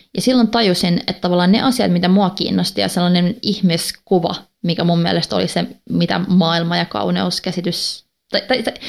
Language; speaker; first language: Finnish; non-native, local second language; Swedish